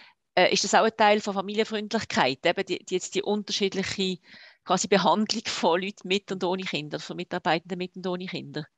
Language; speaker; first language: German; native; German